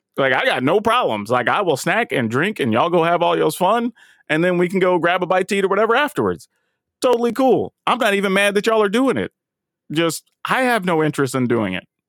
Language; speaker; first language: English; native; English